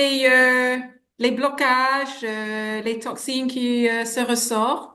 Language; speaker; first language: French; non-native, fluent; English